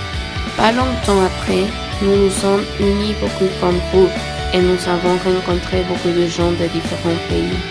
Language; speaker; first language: French; non-native, learner; Spanish